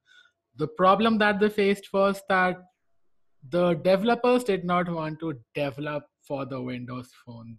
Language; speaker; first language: English; non-native, local second language; Hindi